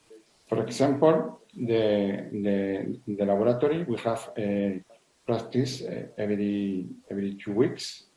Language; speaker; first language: English; non-native, learner; Spanish